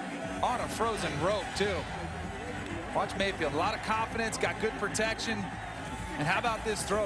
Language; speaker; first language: English; native; English